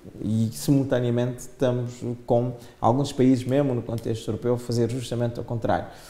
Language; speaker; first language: Portuguese; non-native, local second language; Kabuverdianu